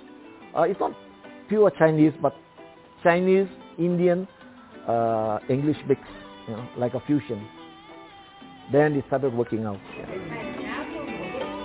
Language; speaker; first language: English; non-native, local second language; Cantonese